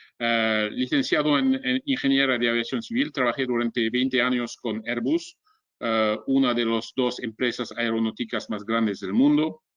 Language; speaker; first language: Spanish; non-native, fluent; French